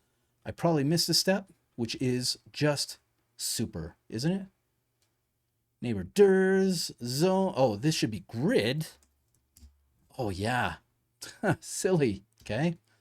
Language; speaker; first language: English; native; English